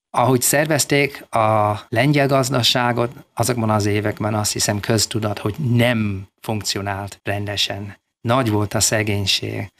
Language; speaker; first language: Hungarian; non-native, fluent; English